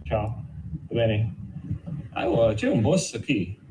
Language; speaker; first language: Italian; non-native, learner; English